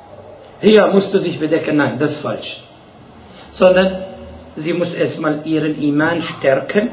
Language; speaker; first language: German; non-native, fluent; Arabic